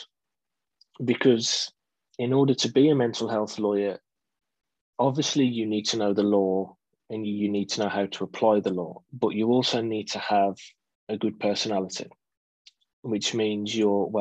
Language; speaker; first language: English; native; English